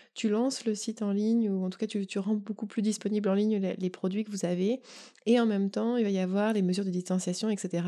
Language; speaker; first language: French; native; French